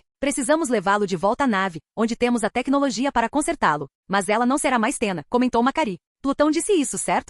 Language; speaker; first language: Portuguese; native; Portuguese